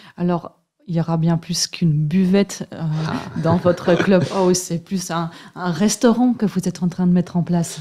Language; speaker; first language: French; native; French